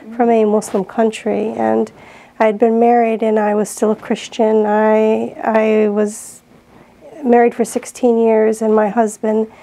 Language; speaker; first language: English; native; English